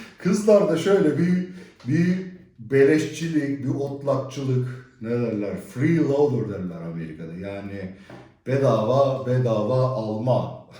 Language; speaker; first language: Turkish; native; Turkish